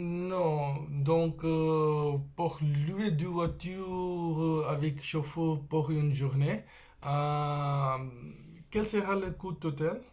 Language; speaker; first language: French; non-native, fluent; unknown